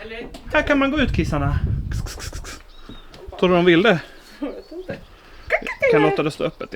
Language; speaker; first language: Swedish; native; Swedish